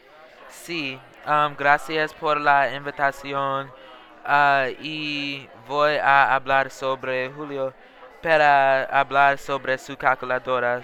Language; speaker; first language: Spanish; non-native, learner; English